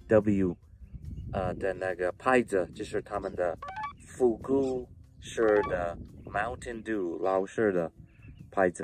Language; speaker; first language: Chinese; non-native, fluent; English